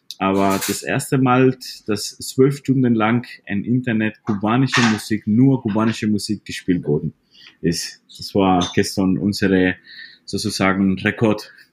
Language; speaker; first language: German; non-native, fluent; Spanish